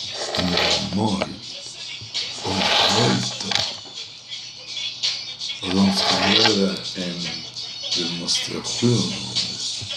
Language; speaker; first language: Swedish; non-native, fluent; Spanish